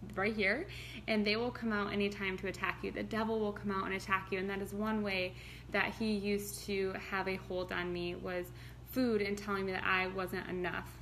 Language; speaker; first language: English; native; English